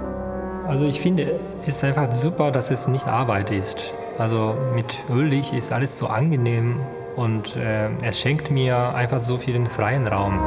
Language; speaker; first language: German; non-native, fluent; Japanese